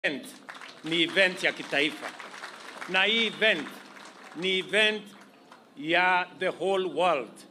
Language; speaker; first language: Swahili; non-native, local second language; Kalenjin